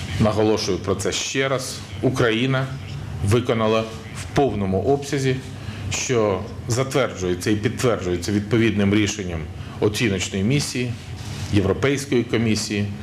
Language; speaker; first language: Ukrainian; native; Ukrainian